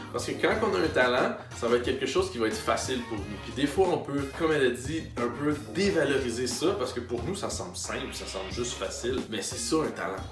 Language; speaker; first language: French; native; French